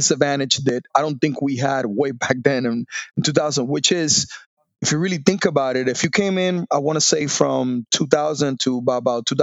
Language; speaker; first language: English; non-native, fluent; Spanish